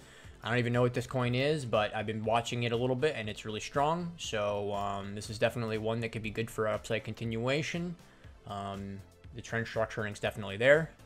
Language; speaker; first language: English; native; English